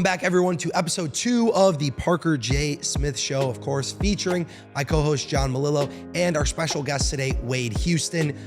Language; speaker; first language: English; native; English